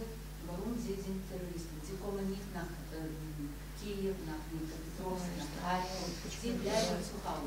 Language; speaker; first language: German; non-native, learner; Russian